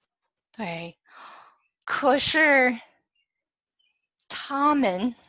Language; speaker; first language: Chinese; non-native, fluent; English